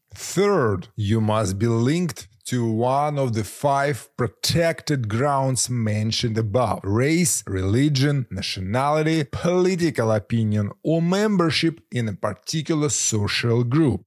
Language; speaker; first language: English; non-native, fluent; Ukrainian